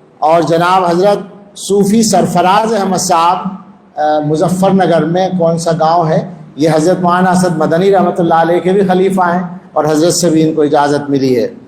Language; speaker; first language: Urdu; non-native, local second language; Punjabi